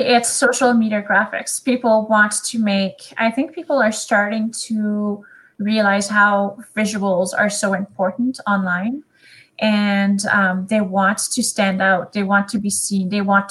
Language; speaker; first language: English; non-native, fluent; French